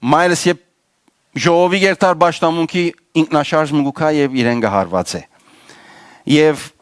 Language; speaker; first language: Armenian; native; Armenian